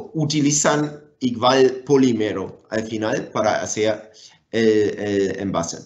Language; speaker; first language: Spanish; non-native, fluent; German